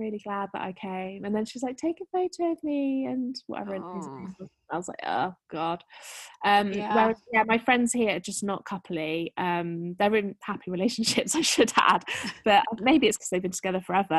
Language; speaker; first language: English; native; English